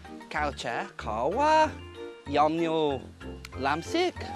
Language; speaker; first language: Vietnamese; non-native, learner; English